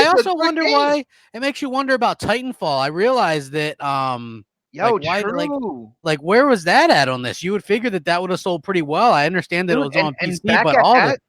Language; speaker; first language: English; native; English